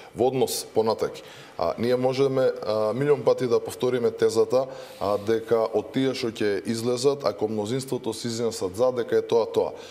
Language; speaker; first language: Macedonian; native; Macedonian